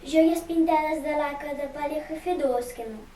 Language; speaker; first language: Catalan; early bilingual, other home language; Russian